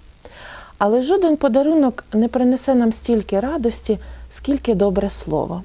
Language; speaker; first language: Ukrainian; native; Ukrainian